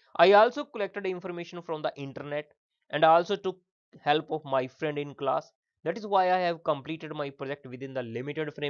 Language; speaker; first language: English; non-native, local second language; Punjabi